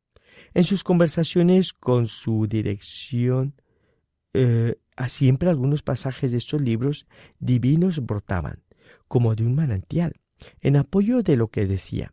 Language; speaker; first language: Spanish; native; Spanish